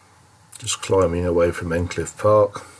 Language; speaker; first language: English; native; English